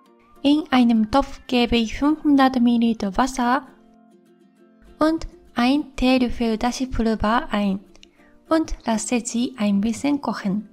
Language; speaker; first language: German; non-native, fluent; Japanese